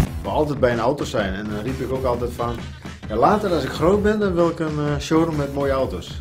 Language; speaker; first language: Dutch; native; Dutch